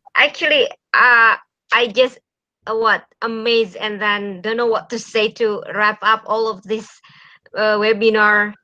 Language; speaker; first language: English; non-native, fluent; Indonesian